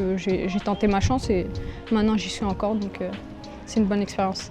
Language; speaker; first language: French; early bilingual, other home language; Arabic